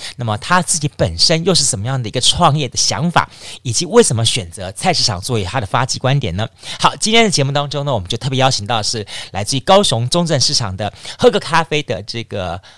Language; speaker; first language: Chinese; native; Chinese